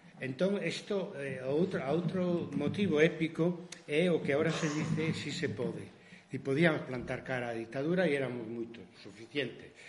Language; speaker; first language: Galician; non-native, local second language; Spanish